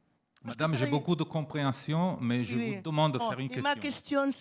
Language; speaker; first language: French; non-native, local second language; Italian